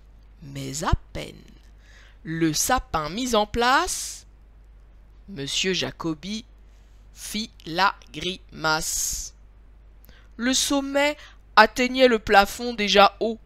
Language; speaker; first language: French; native; French